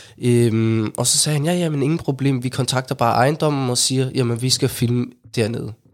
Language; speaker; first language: Danish; early bilingual, other home language; Somali